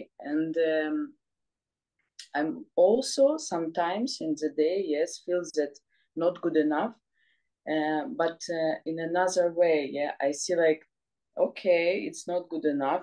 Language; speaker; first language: English; non-native, learner; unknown